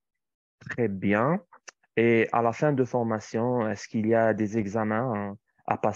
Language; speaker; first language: French; non-native, fluent; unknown